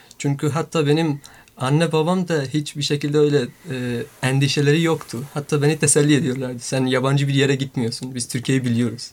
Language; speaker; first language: Turkish; non-native, fluent; Persian